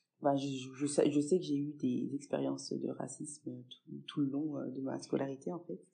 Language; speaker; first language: French; early bilingual, other home language; Fula